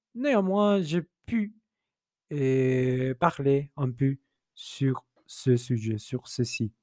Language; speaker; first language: French; non-native, fluent; Spanish